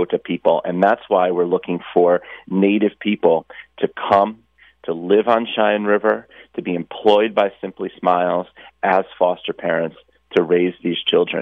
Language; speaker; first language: English; native; English